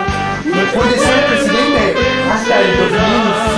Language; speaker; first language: Spanish; non-native, fluent; Italian